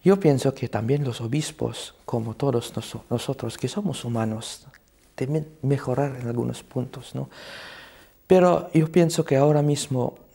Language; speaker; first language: Spanish; non-native, fluent; Cebuano